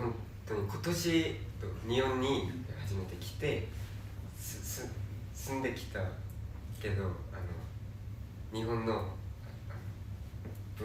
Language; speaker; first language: Japanese; non-native, fluent; Korean